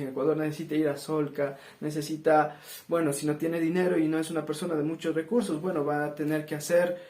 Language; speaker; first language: Spanish; native; Spanish